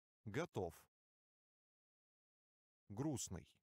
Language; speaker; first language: Russian; non-native, learner; English